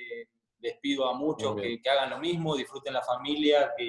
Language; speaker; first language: Spanish; native; Spanish